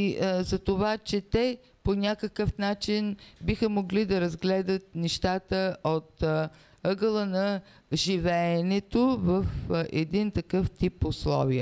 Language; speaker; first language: Bulgarian; native; Bulgarian